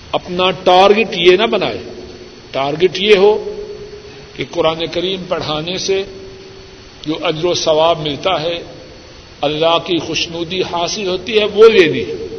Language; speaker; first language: Urdu; non-native, local second language; Punjabi